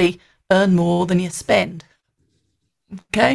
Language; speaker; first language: English; native; English